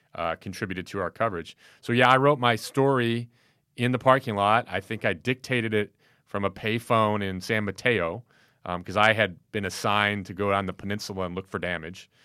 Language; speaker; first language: English; native; English